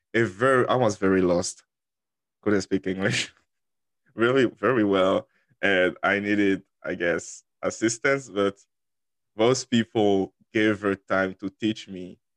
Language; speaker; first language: English; non-native, fluent; French